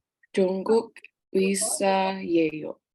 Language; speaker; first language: Korean; non-native, learner; Indonesian